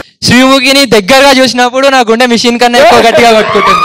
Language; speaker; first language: Telugu; native; Telugu